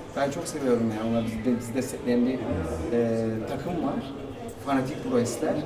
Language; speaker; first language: Turkish; native; Turkish